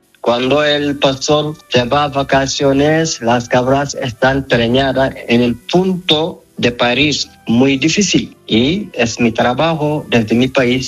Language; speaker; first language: Spanish; non-native, learner; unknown